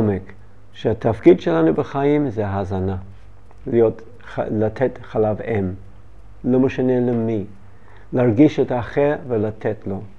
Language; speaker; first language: Hebrew; non-native, learner; English